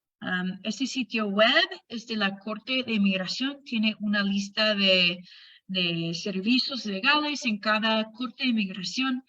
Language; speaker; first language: Spanish; non-native, fluent; English